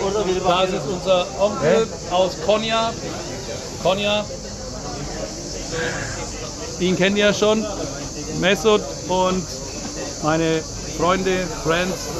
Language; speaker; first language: German; early bilingual, other home language; Turkish